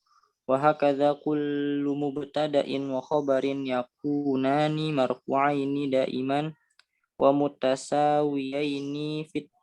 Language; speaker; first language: Arabic; non-native, learner; Indonesian